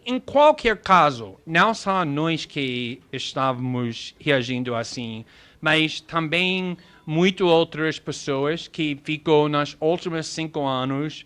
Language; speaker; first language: Portuguese; non-native, fluent; English